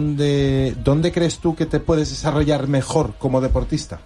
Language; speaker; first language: Spanish; native; Spanish